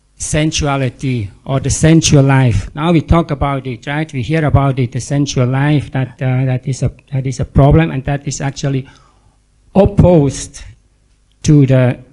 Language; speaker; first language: English; non-native, fluent; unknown